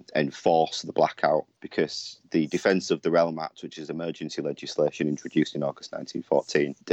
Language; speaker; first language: English; native; English